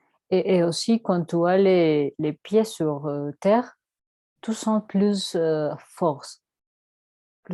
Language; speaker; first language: French; non-native, learner; Spanish